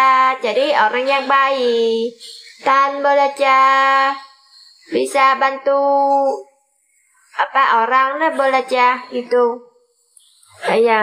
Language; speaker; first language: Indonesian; non-native, learner; Vietnamese